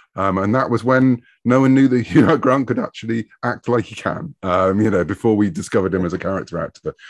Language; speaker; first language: English; native; English